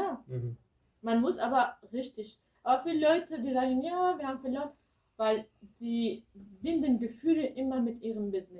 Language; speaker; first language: German; early bilingual, other home language; Kurdish